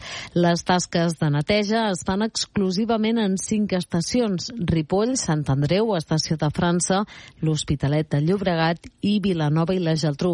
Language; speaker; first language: Catalan; native; Catalan